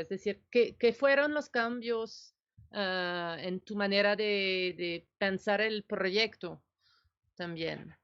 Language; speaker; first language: Spanish; non-native, fluent; French